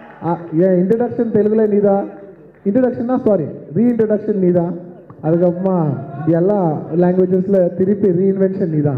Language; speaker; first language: Tamil; non-native, local second language; Telugu